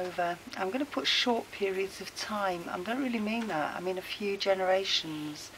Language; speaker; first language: English; native; English